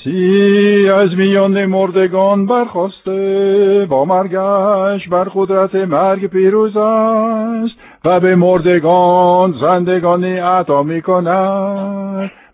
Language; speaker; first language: Persian; non-native, fluent; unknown